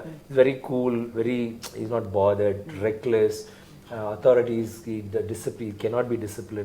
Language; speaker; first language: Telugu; non-native, learner; Tamil